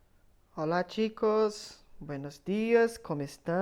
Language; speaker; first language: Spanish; non-native, fluent; Portuguese